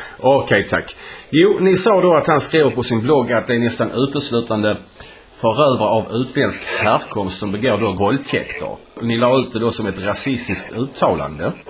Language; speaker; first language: Swedish; non-native, fluent; Polish